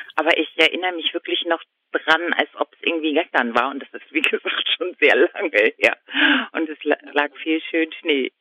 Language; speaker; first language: German; native; German